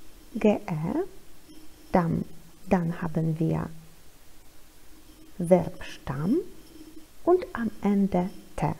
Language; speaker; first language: German; non-native, fluent; Polish